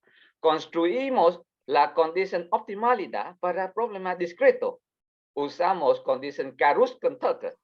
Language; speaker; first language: Spanish; non-native, learner; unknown